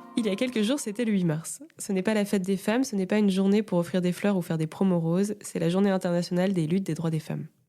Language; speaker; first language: French; native; French